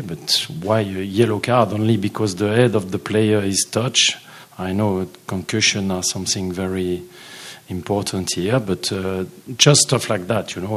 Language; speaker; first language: English; non-native, fluent; French